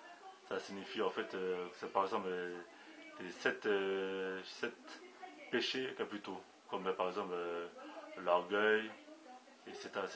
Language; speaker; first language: French; native; French